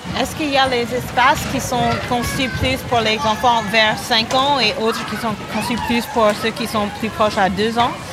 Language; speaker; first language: French; non-native, fluent; English